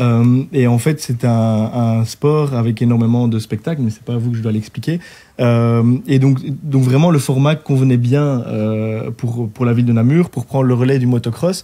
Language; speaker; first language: French; native; French